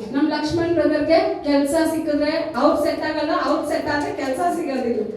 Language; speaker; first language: Kannada; non-native, local second language; Tamil